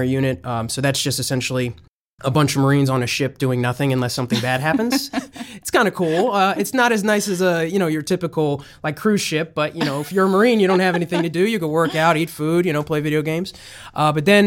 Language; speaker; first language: English; native; English